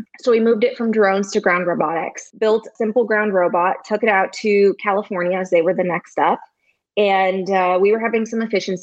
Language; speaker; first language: English; native; English